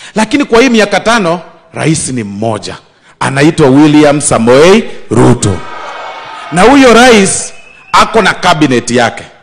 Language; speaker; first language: Swahili; non-native, local second language; Gusii